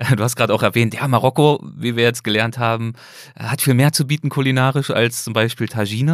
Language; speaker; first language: German; native; German